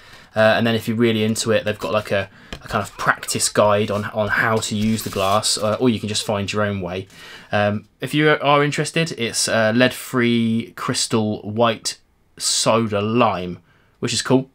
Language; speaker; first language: English; native; English